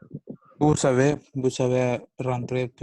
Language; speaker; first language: French; non-native, learner; Spanish